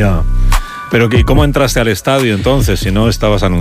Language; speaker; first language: Spanish; native; Spanish